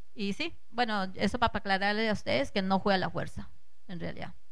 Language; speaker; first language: Spanish; native; Spanish